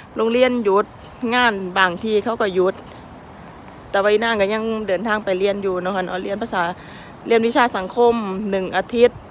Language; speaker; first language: Thai; native; Thai